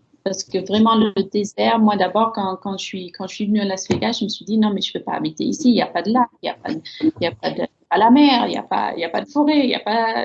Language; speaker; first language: French; early bilingual, heritage; French